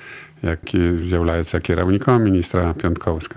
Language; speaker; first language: Polish; non-native, local second language; Belarusian